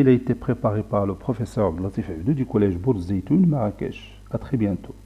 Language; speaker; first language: French; non-native, local second language; Arabic